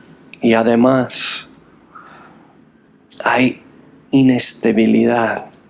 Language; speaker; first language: Spanish; non-native, fluent; English